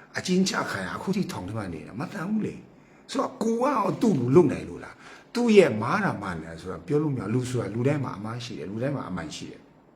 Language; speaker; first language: Burmese; non-native, local second language; Kachin